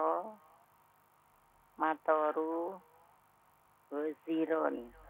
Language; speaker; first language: Arabic; non-native, learner; Indonesian